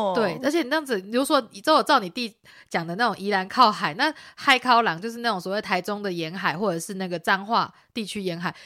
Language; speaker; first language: Chinese; native; Chinese